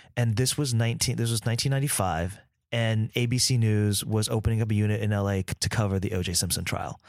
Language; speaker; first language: English; early bilingual, other home language; Vietnamese